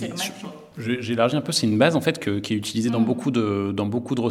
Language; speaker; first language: French; native; French